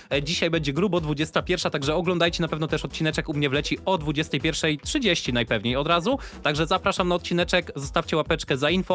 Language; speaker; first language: Polish; native; Polish